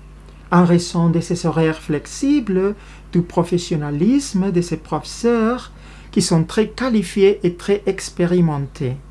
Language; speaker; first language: French; non-native, fluent; Spanish